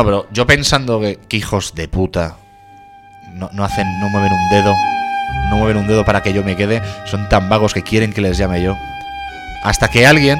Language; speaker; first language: Spanish; native; Spanish